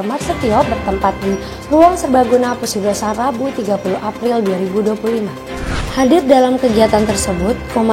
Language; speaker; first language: Indonesian; native; Indonesian